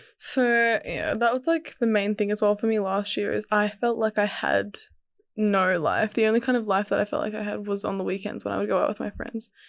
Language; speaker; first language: English; early bilingual, other home language; Serbian